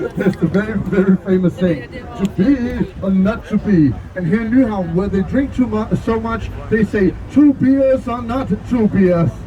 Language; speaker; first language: English; non-native, fluent; Danish